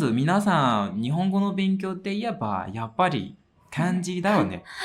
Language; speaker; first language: Japanese; non-native, fluent; Burmese